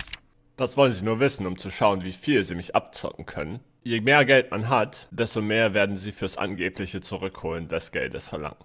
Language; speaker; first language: German; native; German